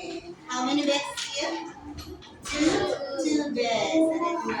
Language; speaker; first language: English; non-native, learner; Indonesian